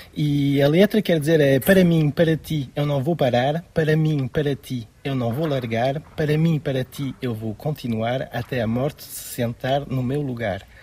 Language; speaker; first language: Portuguese; early bilingual, heritage; Portuguese